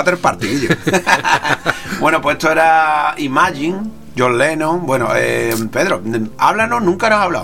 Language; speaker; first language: Spanish; native; Spanish